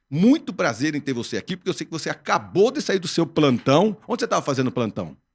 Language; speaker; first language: Portuguese; native; Portuguese